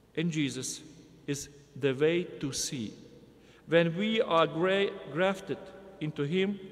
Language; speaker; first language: English; non-native, fluent; Ukrainian